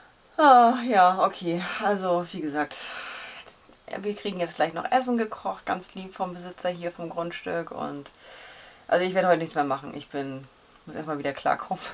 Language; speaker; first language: German; native; German